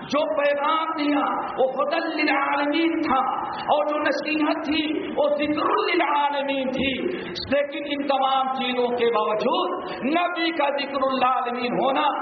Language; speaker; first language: Urdu; native; Urdu